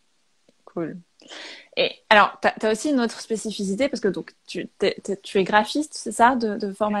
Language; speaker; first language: French; native; French